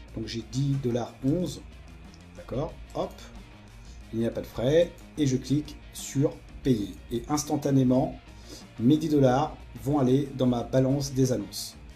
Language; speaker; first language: French; native; French